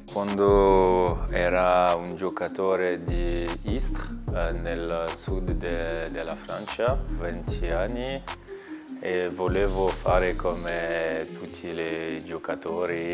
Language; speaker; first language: Italian; non-native, learner; French